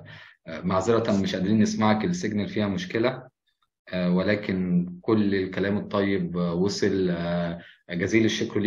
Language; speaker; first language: Arabic; native; Arabic